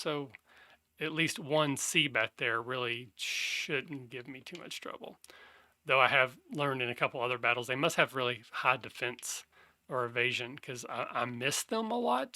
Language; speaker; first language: English; native; English